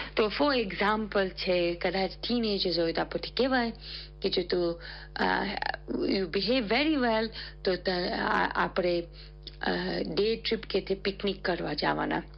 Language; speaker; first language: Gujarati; early bilingual, heritage; Gujarati